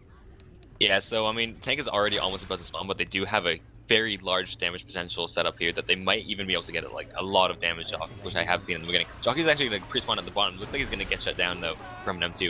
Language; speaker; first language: English; native; English